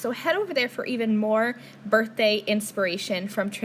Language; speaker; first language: English; native; English